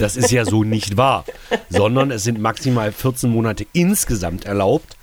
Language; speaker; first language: German; native; German